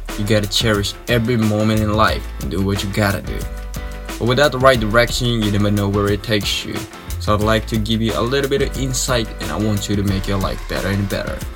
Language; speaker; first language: English; non-native, fluent; Japanese